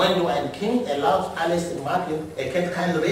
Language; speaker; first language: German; non-native, learner; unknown